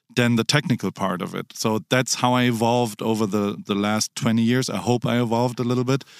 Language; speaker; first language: English; non-native, fluent; German